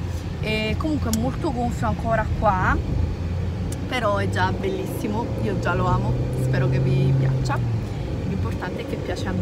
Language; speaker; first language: Italian; native; Italian